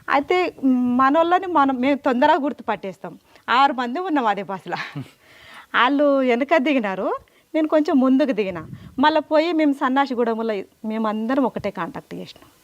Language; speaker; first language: Telugu; native; Telugu